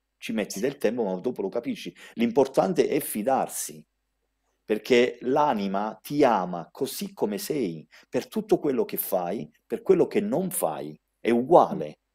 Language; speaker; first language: Italian; early bilingual, heritage; Italian